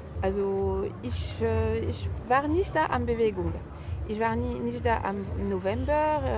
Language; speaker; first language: German; non-native, fluent; French